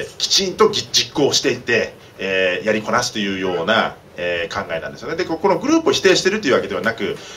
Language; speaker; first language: Japanese; early bilingual, heritage; Japanese